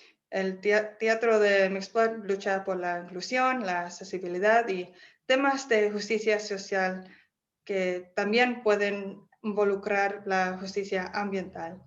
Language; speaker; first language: Spanish; non-native, fluent; English